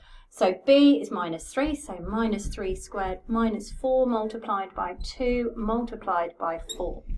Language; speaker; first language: English; native; English